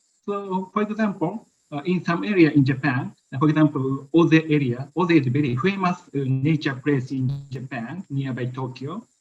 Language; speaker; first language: English; non-native, learner; Japanese